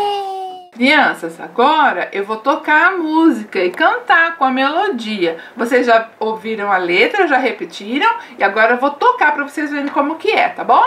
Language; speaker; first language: Portuguese; native; Portuguese